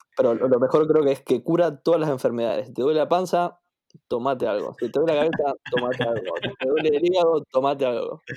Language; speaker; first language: Spanish; native; Spanish